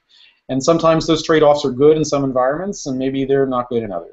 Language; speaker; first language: English; native; English